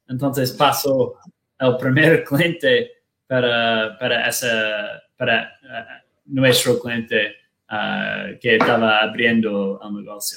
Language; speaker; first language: Spanish; non-native, learner; Portuguese